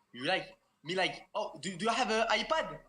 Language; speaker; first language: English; non-native, learner; French